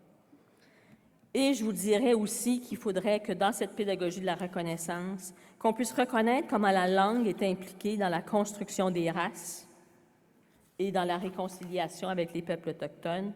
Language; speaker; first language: French; native; French